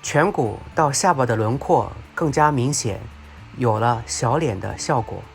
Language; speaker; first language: Chinese; native; Chinese